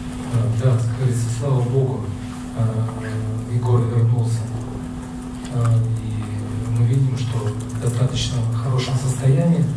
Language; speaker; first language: Russian; native; Russian